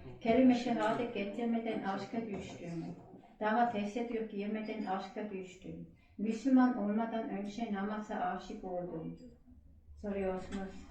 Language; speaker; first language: Turkish; non-native, learner; German